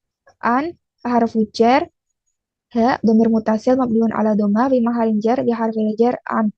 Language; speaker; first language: Arabic; non-native, learner; Indonesian